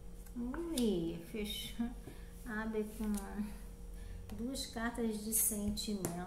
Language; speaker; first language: Portuguese; native; Portuguese